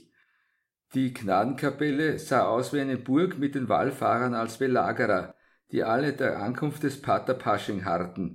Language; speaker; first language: German; native; German